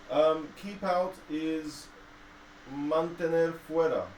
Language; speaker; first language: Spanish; non-native, fluent; English